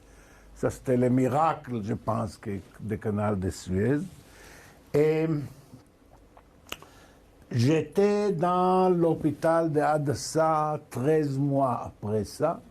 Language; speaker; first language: French; non-native, fluent; Hebrew